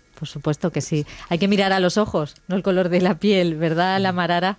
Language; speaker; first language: Spanish; native; Spanish